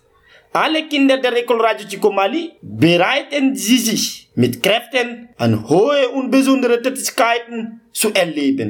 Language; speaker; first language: German; non-native, learner; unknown